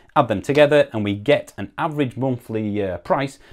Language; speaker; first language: English; native; English